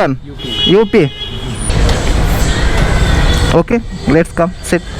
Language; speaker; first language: English; non-native, local second language; Hindi